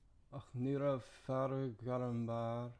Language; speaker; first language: Irish; non-native, learner; English